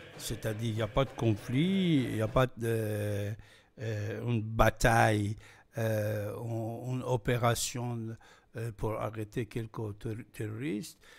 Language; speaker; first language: French; non-native, fluent; Persian